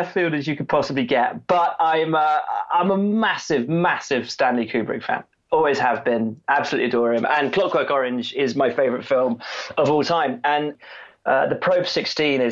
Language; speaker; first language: English; native; English